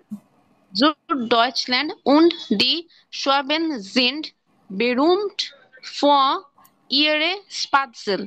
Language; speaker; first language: German; non-native, learner; Bangla